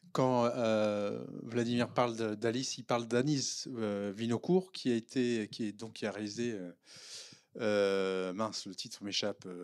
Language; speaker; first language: French; native; French